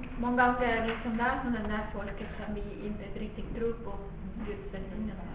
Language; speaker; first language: Swedish; non-native, fluent; Spanish